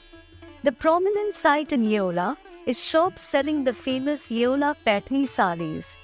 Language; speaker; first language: English; non-native, local second language; Marathi